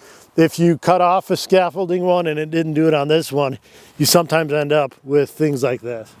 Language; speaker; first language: English; native; English